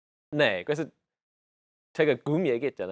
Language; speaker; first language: Korean; non-native, fluent; English